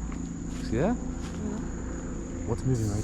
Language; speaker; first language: English; native; English